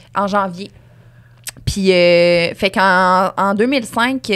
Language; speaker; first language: French; native; French